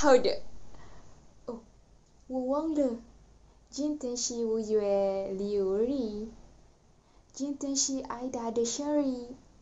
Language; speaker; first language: Chinese; non-native, learner; Malay